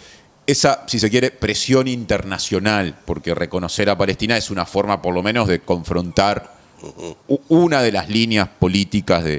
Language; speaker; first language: Spanish; native; Spanish